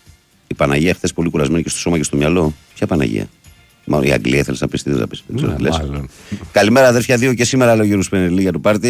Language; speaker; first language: Greek; native; Greek